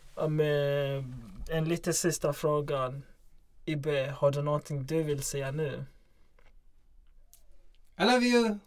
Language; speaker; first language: Swedish; non-native, local second language; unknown